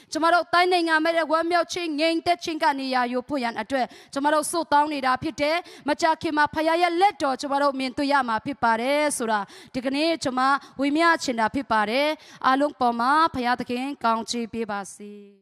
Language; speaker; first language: Burmese; non-native, local second language; Tedim Chin